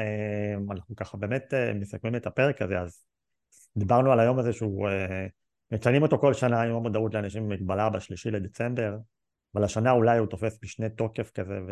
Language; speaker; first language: Hebrew; native; Hebrew